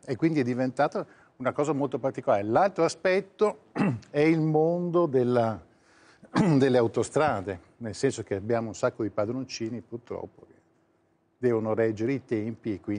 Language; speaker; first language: Italian; native; Italian